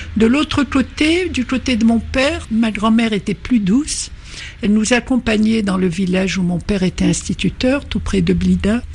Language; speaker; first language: French; non-native, local second language; Arabic